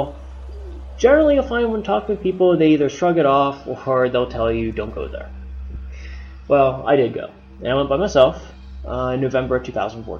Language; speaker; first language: English; native; English